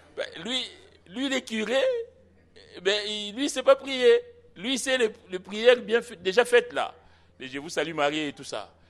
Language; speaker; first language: French; non-native, local second language; Lingala